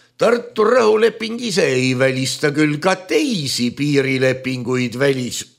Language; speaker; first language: Estonian; native; Estonian